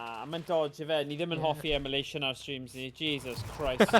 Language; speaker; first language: Welsh; native; Welsh